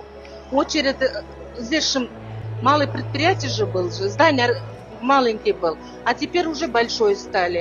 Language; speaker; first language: Russian; non-native, local second language; Kazakh